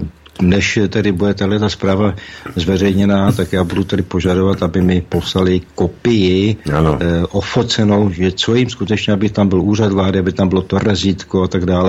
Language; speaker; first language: Czech; native; Czech